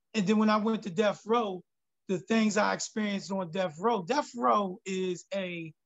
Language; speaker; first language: English; native; English